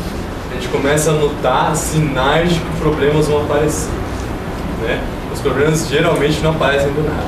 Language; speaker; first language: Portuguese; native; Portuguese